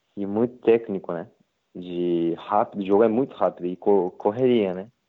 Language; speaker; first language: Portuguese; non-native, learner; Japanese